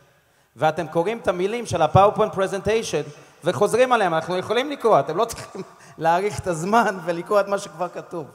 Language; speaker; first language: Hebrew; non-native, fluent; English